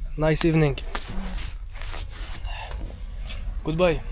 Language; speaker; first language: English; non-native, learner; French